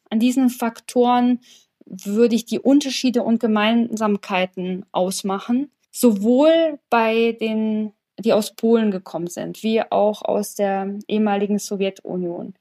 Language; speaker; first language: German; early bilingual, other home language; Polish